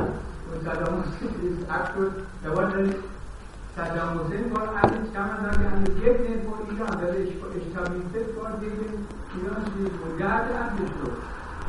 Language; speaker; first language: German; non-native, learner; Persian